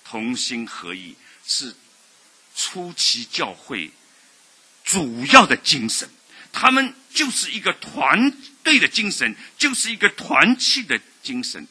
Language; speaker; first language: Chinese; native; Chinese